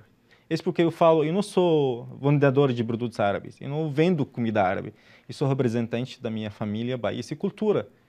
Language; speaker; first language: Portuguese; non-native, fluent; Arabic